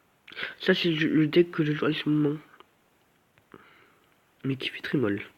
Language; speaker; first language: French; native; French